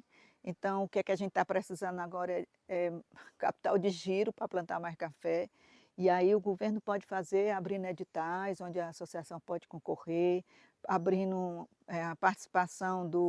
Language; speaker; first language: Portuguese; native; Portuguese